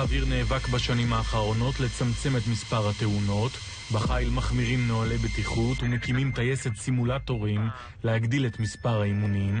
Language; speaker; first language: Hebrew; native; Hebrew